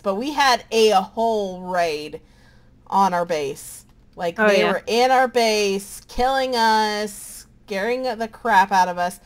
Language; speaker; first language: English; native; English